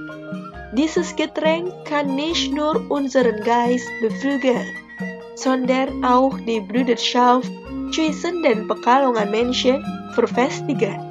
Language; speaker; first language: German; non-native, fluent; Indonesian